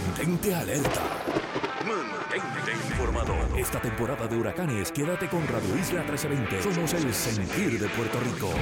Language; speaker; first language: Spanish; native; Spanish